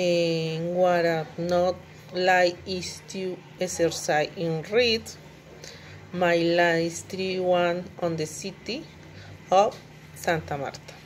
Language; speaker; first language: English; non-native, learner; Spanish